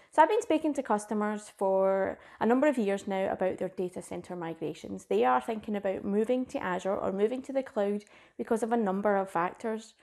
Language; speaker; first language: English; native; English